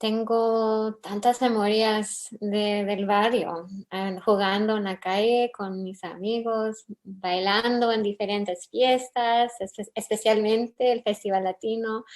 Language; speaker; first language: Spanish; early bilingual, heritage; English